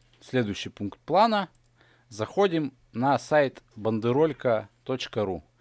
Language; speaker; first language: Russian; native; Russian